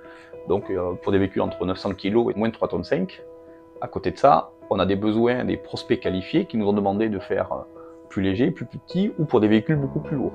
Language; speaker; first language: French; native; French